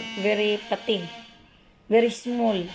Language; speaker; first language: English; non-native, learner; Filipino